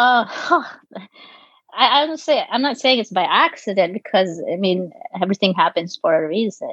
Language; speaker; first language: English; non-native, local second language; Filipino